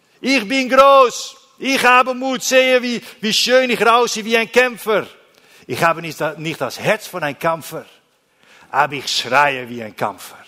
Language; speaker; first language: German; non-native, learner; Dutch